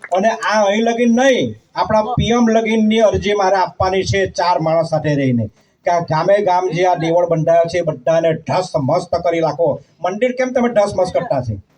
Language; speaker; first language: Gujarati; non-native, local second language; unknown